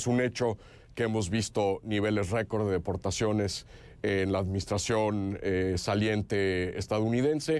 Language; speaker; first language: Spanish; native; Spanish